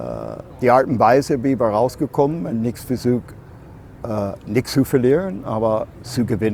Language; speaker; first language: German; non-native, fluent; English